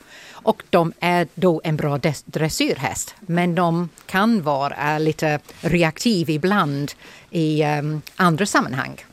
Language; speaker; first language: Swedish; non-native, fluent; English